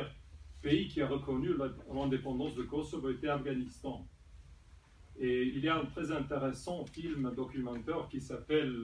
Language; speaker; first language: French; non-native, fluent; Serbian